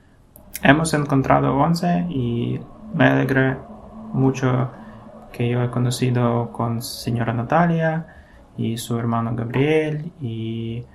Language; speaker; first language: Spanish; non-native, learner; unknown